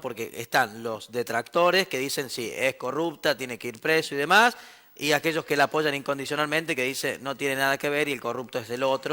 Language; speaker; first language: Spanish; native; Spanish